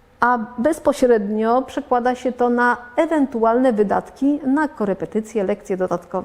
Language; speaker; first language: Polish; native; Polish